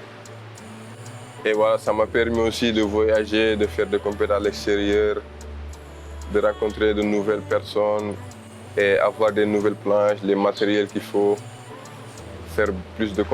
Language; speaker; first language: French; non-native, local second language; Wolof